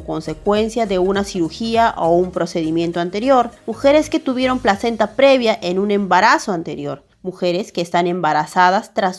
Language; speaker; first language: Spanish; native; Spanish